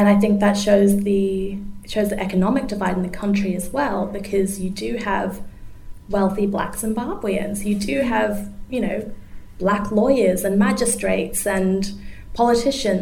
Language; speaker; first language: English; native; English